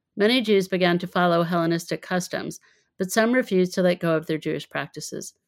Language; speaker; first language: English; native; English